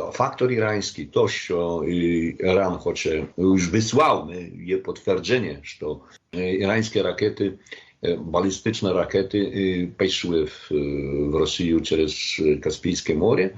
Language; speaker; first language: Polish; non-native, learner; Ukrainian